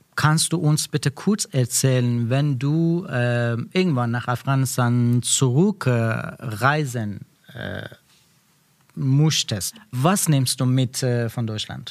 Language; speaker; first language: German; non-native, learner; Persian